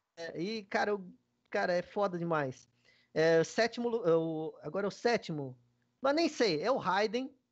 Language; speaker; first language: Portuguese; native; Portuguese